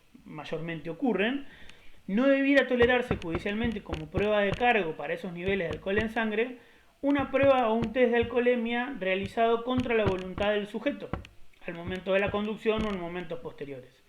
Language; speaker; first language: Spanish; native; Spanish